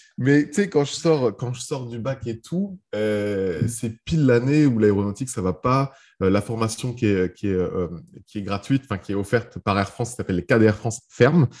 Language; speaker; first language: French; early bilingual, other home language; Arabic